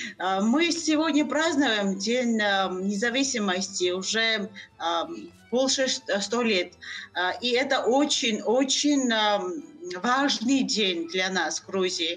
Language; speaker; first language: Russian; non-native, fluent; Georgian